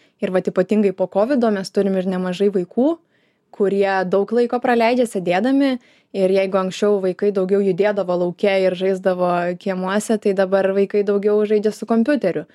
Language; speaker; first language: Lithuanian; native; Lithuanian